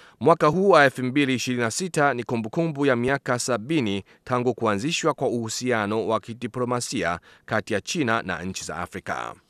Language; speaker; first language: Swahili; non-native, fluent; Chinese